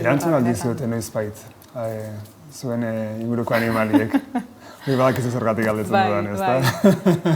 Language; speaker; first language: Basque; native; Basque